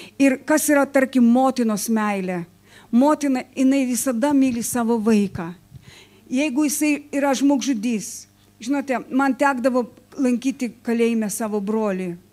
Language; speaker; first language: Lithuanian; non-native, local second language; Russian